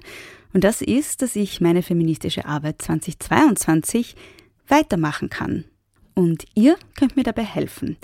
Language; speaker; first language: German; native; German